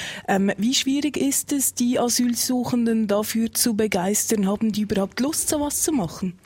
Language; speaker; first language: German; native; German